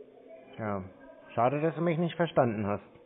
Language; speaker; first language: German; native; German